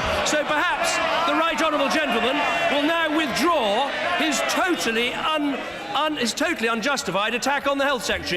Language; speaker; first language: English; native; English